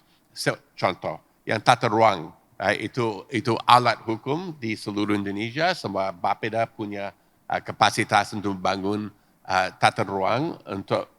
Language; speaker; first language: Indonesian; non-native, fluent; English